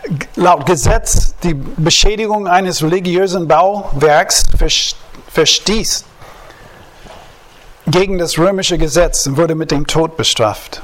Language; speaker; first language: German; non-native, fluent; English